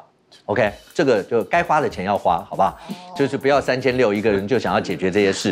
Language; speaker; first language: Chinese; native; Chinese